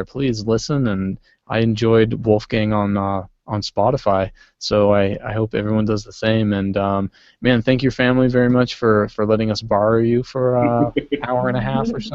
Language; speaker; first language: English; native; English